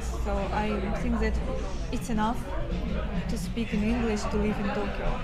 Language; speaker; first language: English; non-native, fluent; Russian